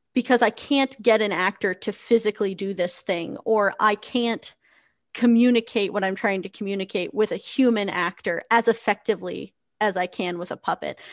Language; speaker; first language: English; native; English